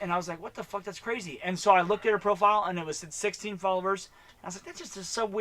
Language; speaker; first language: English; native; English